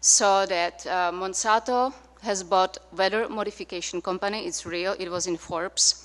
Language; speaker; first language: English; non-native, fluent; Czech